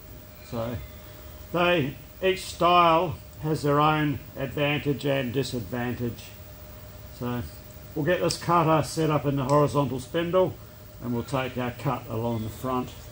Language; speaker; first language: English; native; English